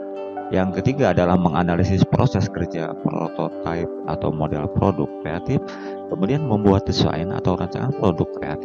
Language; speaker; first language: Indonesian; native; Indonesian